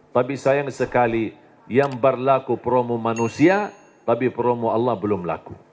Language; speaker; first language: Indonesian; non-native, fluent; Arabic